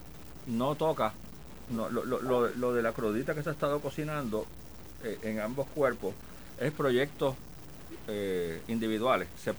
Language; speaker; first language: Spanish; native; Spanish